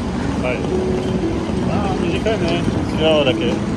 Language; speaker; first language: Japanese; non-native, learner; French